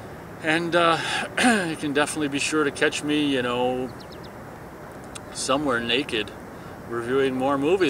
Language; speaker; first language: English; native; English